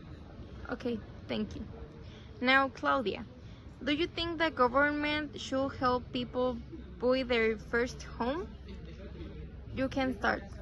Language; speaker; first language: English; non-native, fluent; Spanish